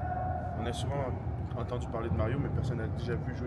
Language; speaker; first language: French; native; French